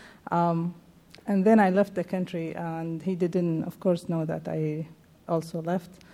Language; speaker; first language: English; non-native, fluent; Arabic